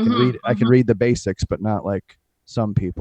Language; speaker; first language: English; native; English